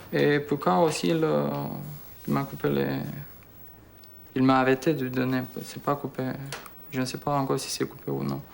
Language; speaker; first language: French; non-native, learner; Romanian